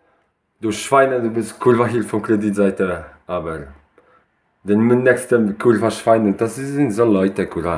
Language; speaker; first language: German; non-native, learner; Polish